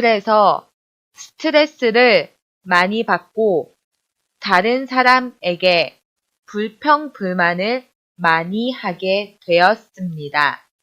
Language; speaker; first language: Korean; non-native, fluent; Chinese